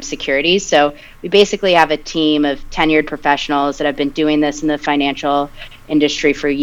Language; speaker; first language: English; early bilingual, other home language; Spanish